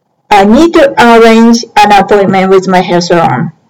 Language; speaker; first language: English; non-native, fluent; Japanese